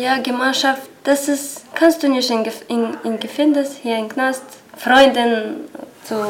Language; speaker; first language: German; non-native, learner; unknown